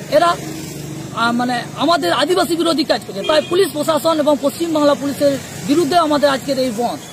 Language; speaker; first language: Bangla; non-native, local second language; Santali